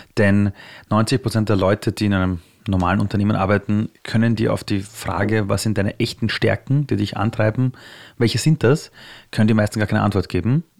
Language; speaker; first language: German; early bilingual, other home language; Persian